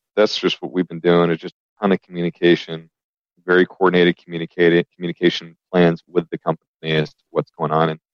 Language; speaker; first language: English; native; English